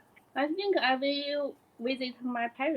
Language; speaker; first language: English; non-native, learner; Chinese